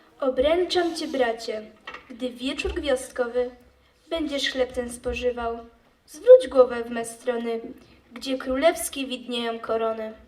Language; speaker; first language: Polish; native; Polish